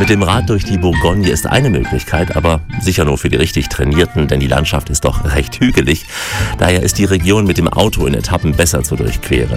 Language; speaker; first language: German; native; German